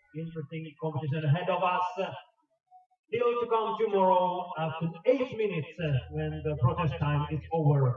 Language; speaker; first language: English; non-native, fluent; Finnish